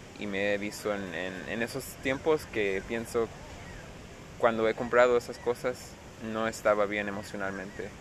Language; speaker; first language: Spanish; early bilingual, heritage; Spanish